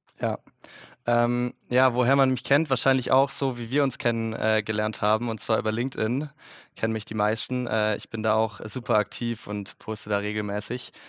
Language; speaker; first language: German; native; German